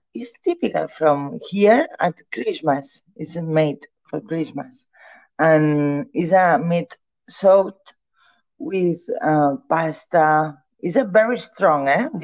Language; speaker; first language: English; non-native, learner; Catalan